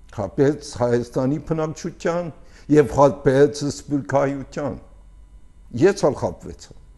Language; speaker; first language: Armenian; early bilingual, heritage; Armenian